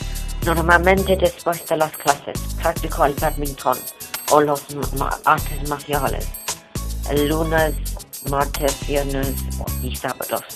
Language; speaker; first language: Spanish; non-native, learner; English